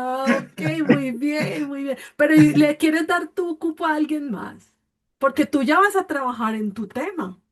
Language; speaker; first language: Spanish; native; Spanish